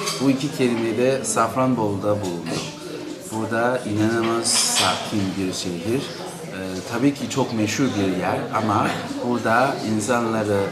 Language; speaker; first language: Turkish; non-native, fluent; Chinese